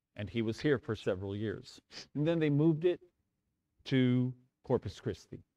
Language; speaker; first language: English; native; English